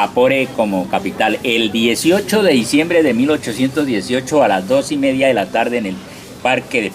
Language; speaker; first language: Spanish; native; Spanish